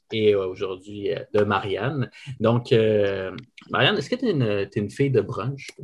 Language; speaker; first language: French; native; French